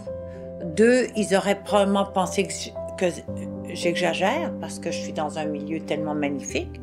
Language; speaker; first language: French; native; French